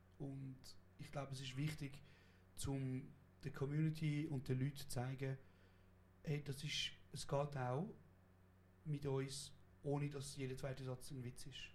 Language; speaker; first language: German; early bilingual, other home language; Kurdish